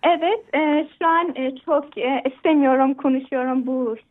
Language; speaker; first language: Turkish; non-native, learner; Persian